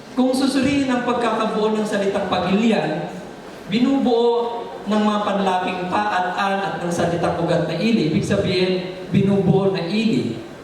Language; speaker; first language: Filipino; non-native, local second language; Iloko